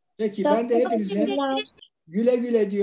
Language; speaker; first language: Turkish; native; Turkish